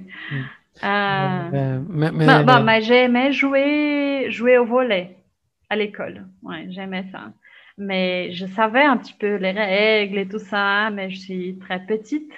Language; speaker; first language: French; non-native, fluent; Portuguese